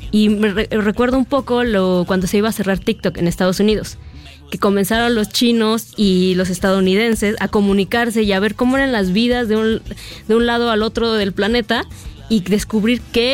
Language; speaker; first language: Spanish; native; Spanish